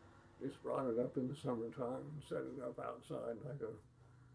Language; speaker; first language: English; native; English